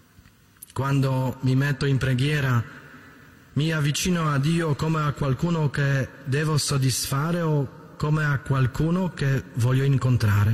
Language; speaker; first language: Italian; native; Italian